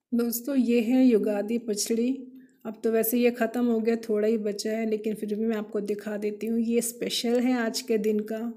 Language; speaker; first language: Hindi; non-native, local second language; Kannada